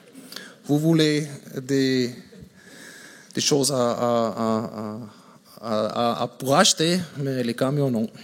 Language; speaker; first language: French; non-native, fluent; German